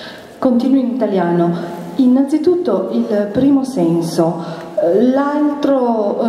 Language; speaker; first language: Italian; native; Italian